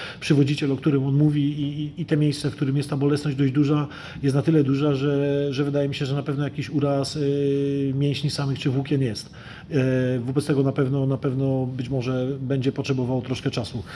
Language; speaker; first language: Polish; native; Polish